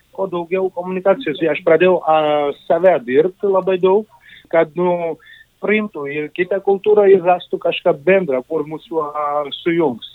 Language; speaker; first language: Lithuanian; non-native, fluent; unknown